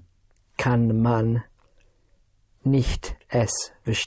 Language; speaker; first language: German; non-native, learner; English